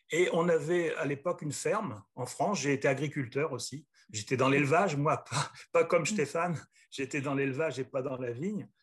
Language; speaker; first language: French; native; French